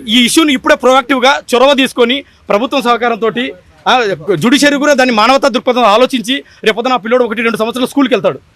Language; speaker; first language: Telugu; native; Telugu